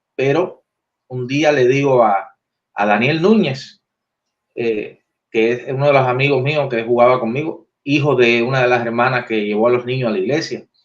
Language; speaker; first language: Spanish; native; Spanish